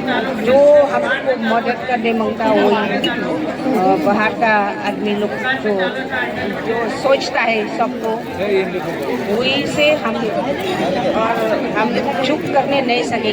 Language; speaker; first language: Hindi; non-native, local second language; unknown